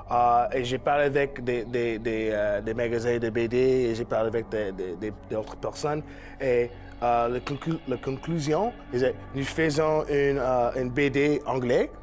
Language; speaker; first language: French; non-native, local second language; English